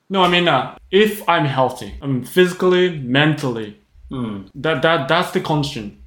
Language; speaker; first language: English; non-native, fluent; Japanese